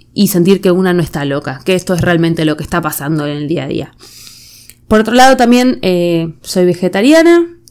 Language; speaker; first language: Spanish; native; Spanish